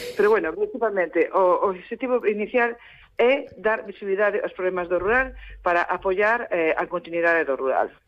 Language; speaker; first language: Galician; non-native, local second language; Spanish